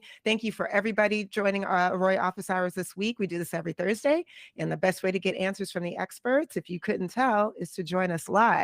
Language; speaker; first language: English; native; English